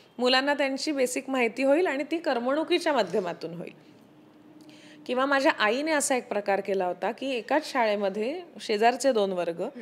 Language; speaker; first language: Marathi; native; Marathi